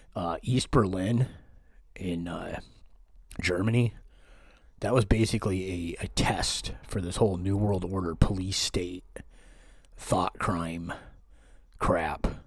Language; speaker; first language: English; native; English